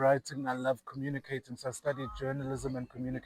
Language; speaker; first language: English; non-native, local second language; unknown